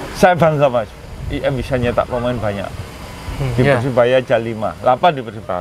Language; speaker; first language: Indonesian; native; Indonesian